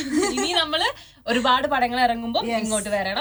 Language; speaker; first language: Malayalam; native; Malayalam